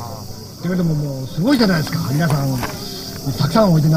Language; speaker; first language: Japanese; native; Japanese